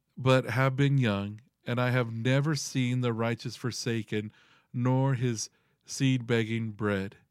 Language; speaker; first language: English; early bilingual, other home language; Spanish